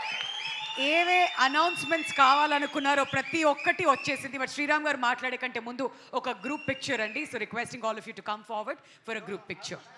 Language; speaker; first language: Telugu; native; Telugu